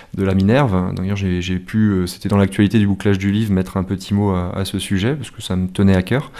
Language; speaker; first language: French; native; French